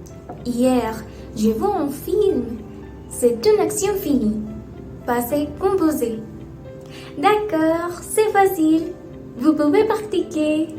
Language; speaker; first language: French; non-native, learner; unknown